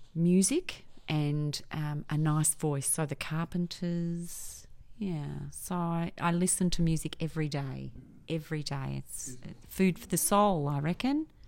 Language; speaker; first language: English; native; English